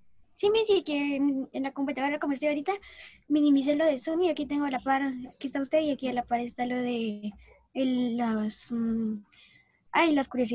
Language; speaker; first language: Spanish; native; Spanish